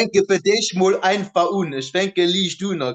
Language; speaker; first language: German; non-native, local second language; Luxembourgish